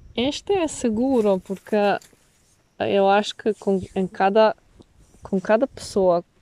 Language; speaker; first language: Portuguese; non-native, fluent; Italian